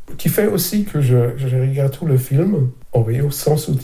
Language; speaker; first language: French; non-native, fluent; German